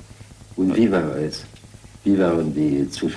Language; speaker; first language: German; non-native, fluent; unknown